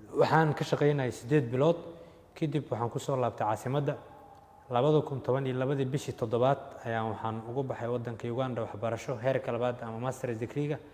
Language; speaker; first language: Somali; native; Somali